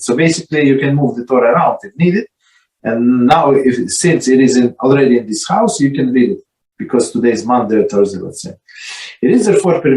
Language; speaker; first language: English; non-native, fluent; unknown